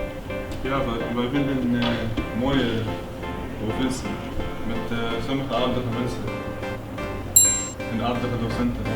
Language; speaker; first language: Dutch; non-native, learner; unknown